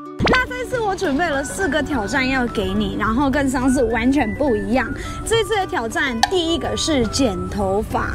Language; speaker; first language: Chinese; non-native, fluent; English